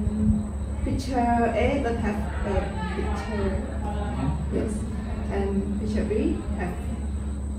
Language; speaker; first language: English; non-native, learner; Khmer